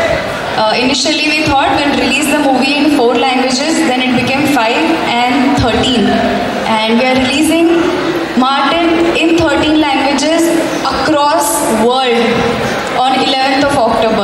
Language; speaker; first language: Kannada; non-native, local second language; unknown